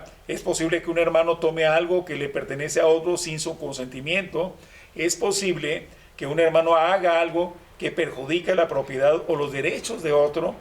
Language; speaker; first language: Spanish; native; Spanish